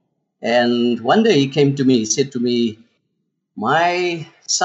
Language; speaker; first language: English; non-native, local second language; Afrikaans